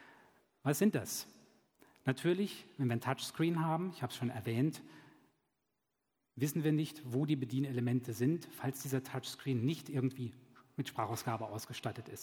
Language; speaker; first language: German; native; German